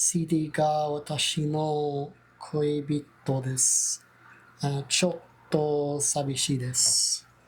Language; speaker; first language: Japanese; non-native, learner; English